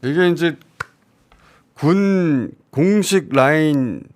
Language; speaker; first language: Korean; native; Korean